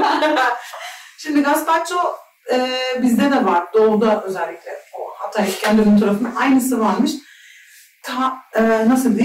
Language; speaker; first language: Turkish; native; Turkish